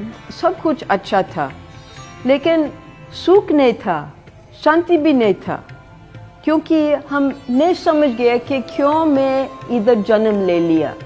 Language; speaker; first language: Hindi; non-native, fluent; English